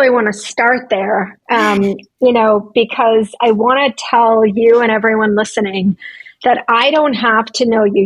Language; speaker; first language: English; non-native, fluent; Russian